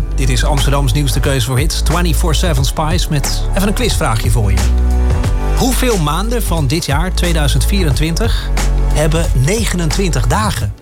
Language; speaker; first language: Dutch; native; Dutch